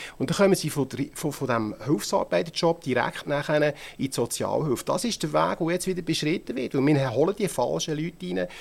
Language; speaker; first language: German; native; German